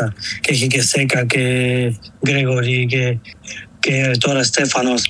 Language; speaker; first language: Greek; non-native, learner; Spanish